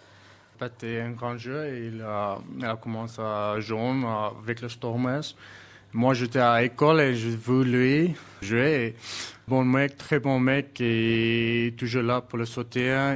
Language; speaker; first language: French; non-native, learner; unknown